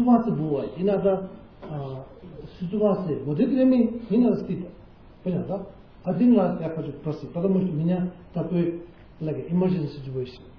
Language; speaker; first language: Russian; non-native, learner; Tibetan